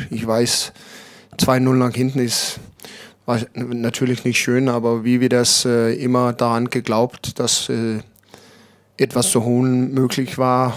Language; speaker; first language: German; non-native, learner; Danish